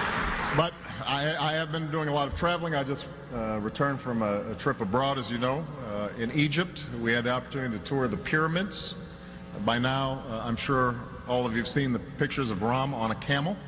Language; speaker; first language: English; native; English